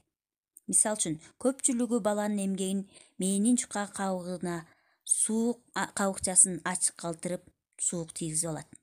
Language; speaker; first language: Kyrgyz; native; Kyrgyz